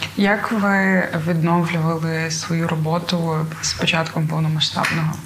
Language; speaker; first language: Ukrainian; native; Ukrainian